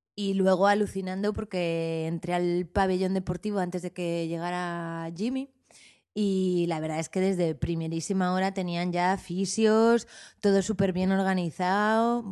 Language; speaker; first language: Spanish; native; Spanish